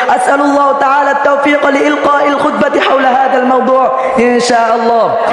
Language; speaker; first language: Arabic; non-native, learner; Bangla